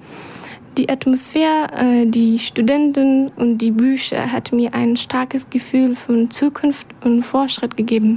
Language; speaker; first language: German; non-native, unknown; Persian